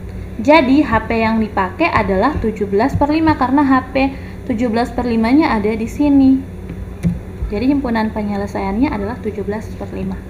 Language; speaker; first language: Indonesian; native; Indonesian